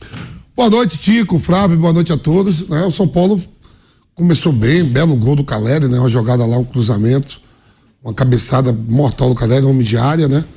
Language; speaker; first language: Portuguese; native; Portuguese